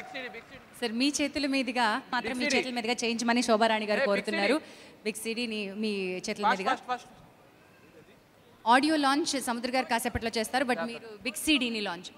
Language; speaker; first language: Telugu; native; Telugu